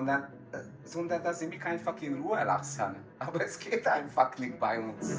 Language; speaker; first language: German; non-native, fluent; Hungarian